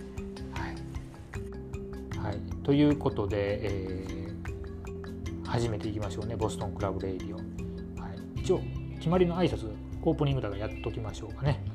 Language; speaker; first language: Japanese; native; Japanese